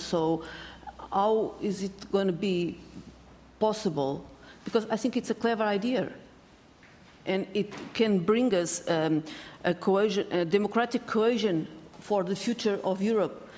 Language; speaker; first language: English; non-native, learner; Portuguese